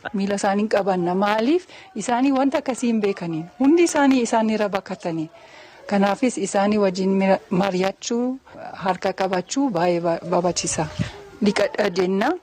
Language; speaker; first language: Oromo; non-native, fluent; German